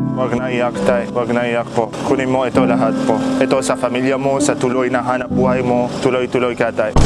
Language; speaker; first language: Filipino; non-native, learner; Arabic